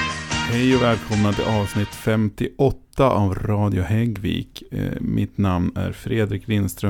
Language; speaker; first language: Swedish; native; Swedish